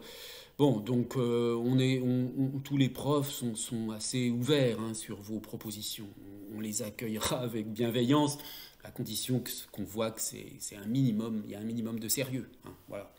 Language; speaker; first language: French; native; French